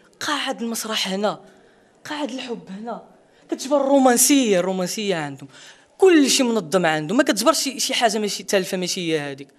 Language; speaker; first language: Arabic; non-native, local second language; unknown